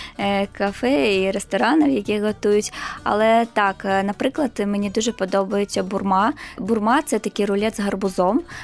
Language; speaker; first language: Ukrainian; non-native, local second language; Crimean Tatar